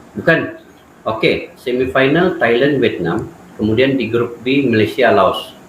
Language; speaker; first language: Malay; native; Malay